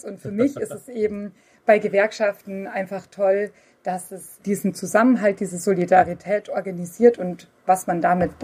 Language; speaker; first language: German; native; German